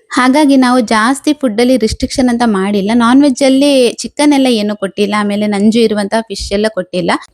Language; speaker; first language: Kannada; non-native, local second language; Tulu